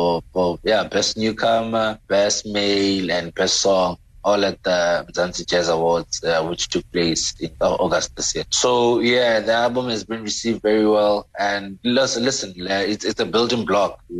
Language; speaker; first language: English; non-native, local second language; Southern Sotho